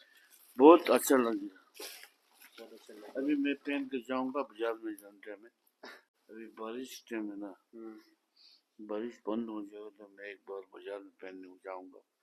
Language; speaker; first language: Hindi; non-native, local second language; Tibetan